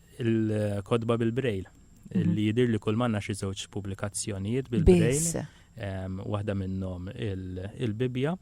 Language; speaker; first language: Maltese; native; Maltese